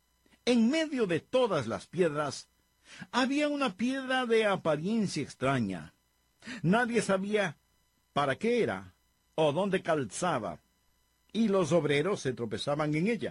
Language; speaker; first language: Spanish; native; Spanish